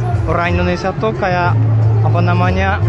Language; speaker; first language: Indonesian; non-native, fluent; Japanese